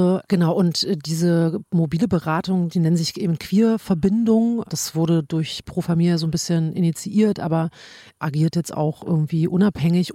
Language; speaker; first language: German; native; German